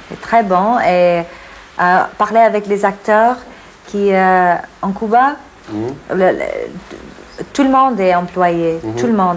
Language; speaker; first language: French; non-native, fluent; English